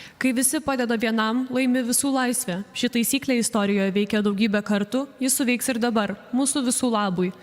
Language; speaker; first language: Lithuanian; native; Lithuanian